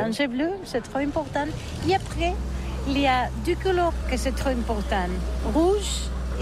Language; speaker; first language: French; non-native, learner; Catalan